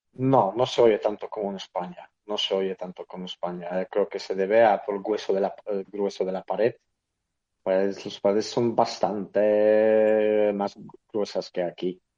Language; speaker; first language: Spanish; non-native, fluent; Polish